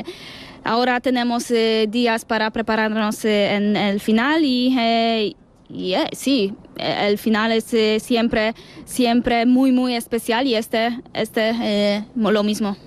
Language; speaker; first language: Spanish; non-native, learner; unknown